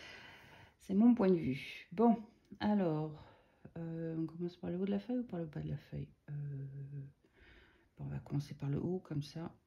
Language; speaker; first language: French; native; French